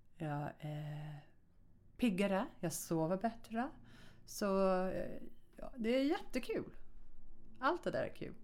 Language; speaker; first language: Swedish; non-native, fluent; English